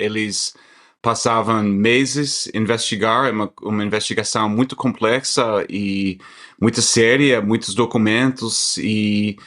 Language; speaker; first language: Portuguese; non-native, fluent; English